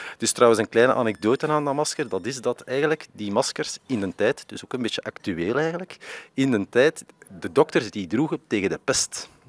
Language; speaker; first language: Dutch; native; Dutch